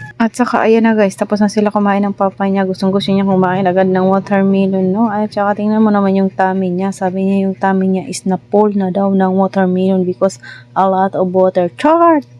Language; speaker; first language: Filipino; non-native, local second language; Waray